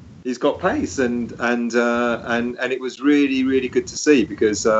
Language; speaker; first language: English; native; English